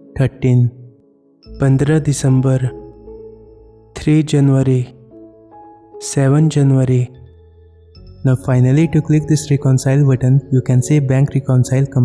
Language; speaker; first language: English; non-native, local second language; Hindi